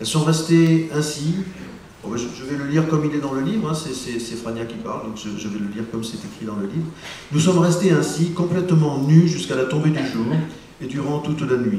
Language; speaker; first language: French; native; French